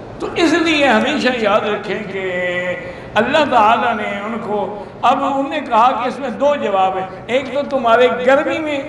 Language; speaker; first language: Urdu; native; Urdu